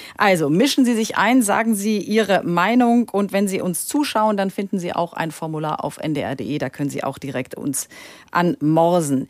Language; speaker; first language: German; native; German